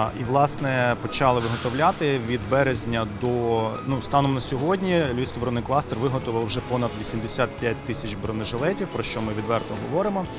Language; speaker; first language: Ukrainian; native; Ukrainian